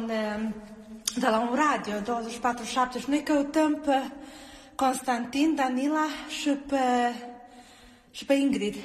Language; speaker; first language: Romanian; non-native, fluent; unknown